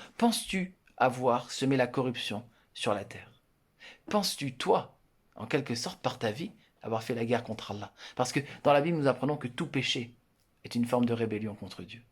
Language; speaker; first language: French; native; French